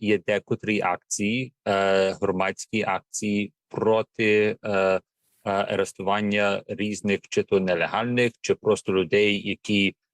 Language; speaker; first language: Ukrainian; early bilingual, heritage; Ukrainian